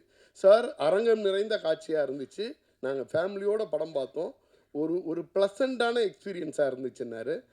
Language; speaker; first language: Tamil; native; Tamil